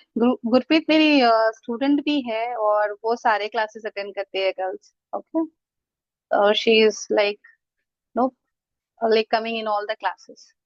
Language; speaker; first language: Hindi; native; Hindi